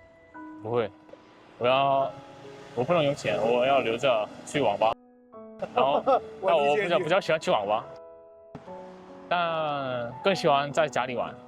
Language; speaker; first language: Chinese; non-native, fluent; Korean